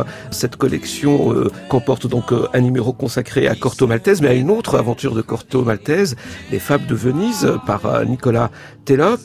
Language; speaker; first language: French; native; French